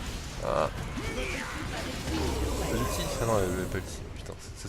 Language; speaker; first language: French; native; French